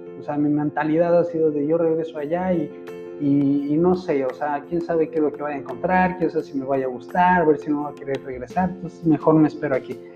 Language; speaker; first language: Spanish; native; Spanish